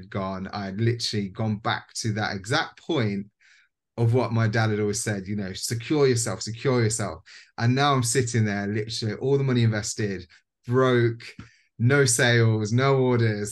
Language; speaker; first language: English; native; English